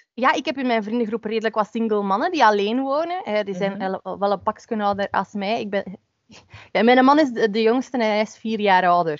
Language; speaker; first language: Dutch; native; Dutch